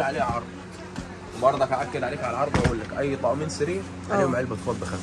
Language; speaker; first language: Arabic; native; Arabic